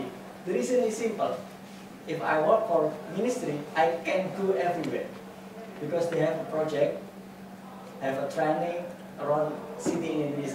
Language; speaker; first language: English; non-native, fluent; Indonesian